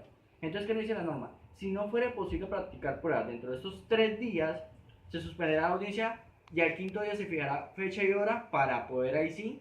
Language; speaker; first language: Spanish; native; Spanish